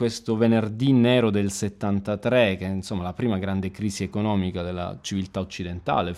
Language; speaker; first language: Italian; native; Italian